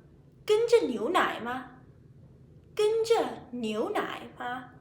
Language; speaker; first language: Chinese; non-native, fluent; Sinhala